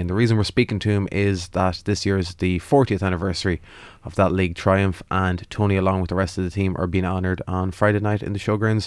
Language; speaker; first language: English; native; English